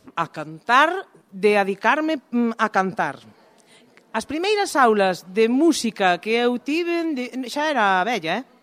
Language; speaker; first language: Galician; native; Galician